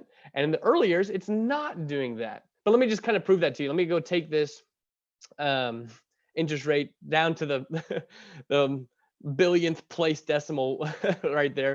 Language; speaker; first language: English; native; English